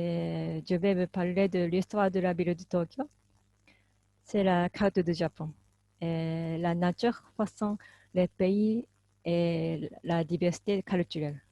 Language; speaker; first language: French; non-native, fluent; Japanese